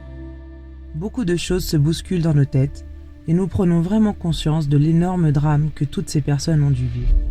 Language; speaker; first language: French; native; French